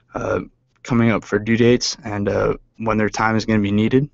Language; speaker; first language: English; native; English